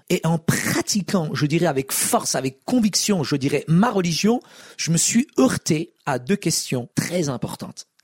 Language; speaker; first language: French; non-native, local second language; Arabic